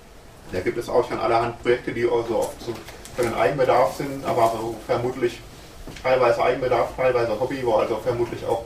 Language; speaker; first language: German; native; German